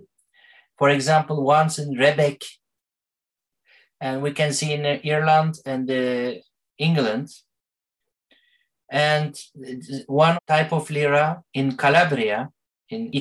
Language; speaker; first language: English; non-native, learner; Turkish